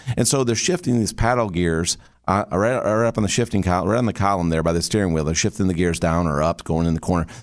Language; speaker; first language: English; native; English